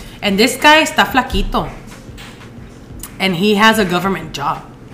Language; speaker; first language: English; early bilingual, other home language; Spanish